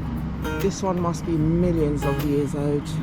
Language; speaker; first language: English; native; English